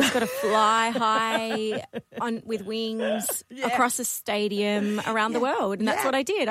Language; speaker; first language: English; non-native, local second language; Dutch